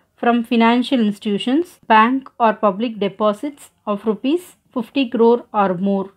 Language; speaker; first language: English; non-native, local second language; Tamil